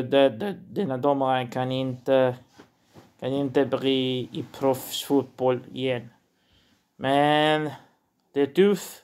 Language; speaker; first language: Swedish; non-native, learner; Portuguese